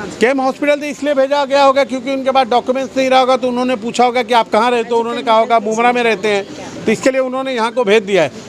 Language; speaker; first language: Hindi; native; Hindi